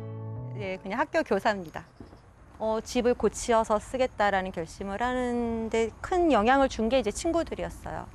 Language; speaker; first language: Korean; early bilingual, heritage; Korean